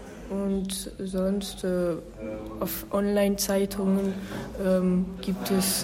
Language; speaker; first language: German; non-native, learner; French